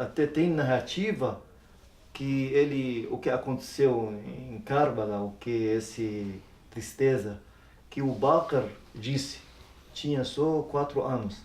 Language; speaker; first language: Portuguese; non-native, learner; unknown